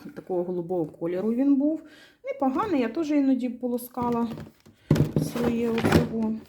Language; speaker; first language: Ukrainian; non-native, local second language; Russian